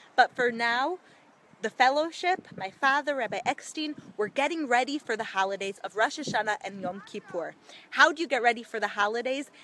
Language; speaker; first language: English; native; English